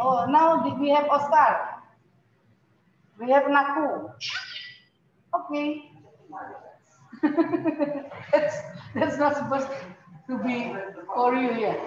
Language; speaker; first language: English; non-native, fluent; Indonesian